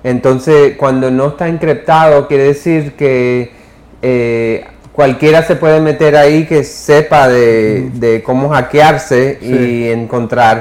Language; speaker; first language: Spanish; early bilingual, heritage; English